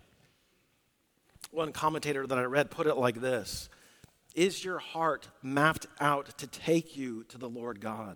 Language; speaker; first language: English; native; English